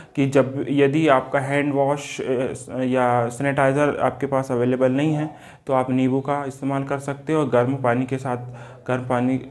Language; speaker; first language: Hindi; native; Hindi